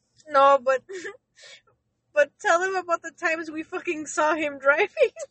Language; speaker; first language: English; early bilingual, other home language; Spanish